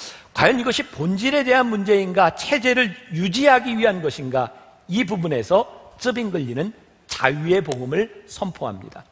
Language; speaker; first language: Korean; native; Korean